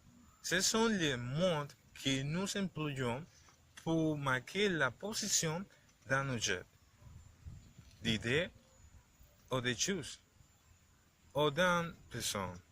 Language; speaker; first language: French; non-native, learner; Spanish